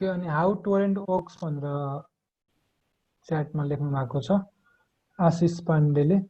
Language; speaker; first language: Nepali; native; Nepali